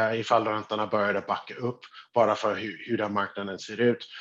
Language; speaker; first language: Swedish; non-native, fluent; English